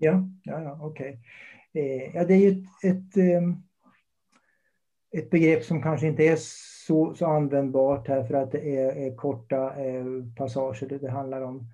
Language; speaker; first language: Swedish; native; Swedish